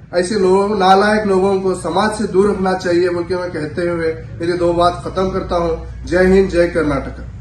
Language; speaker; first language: Hindi; native; Hindi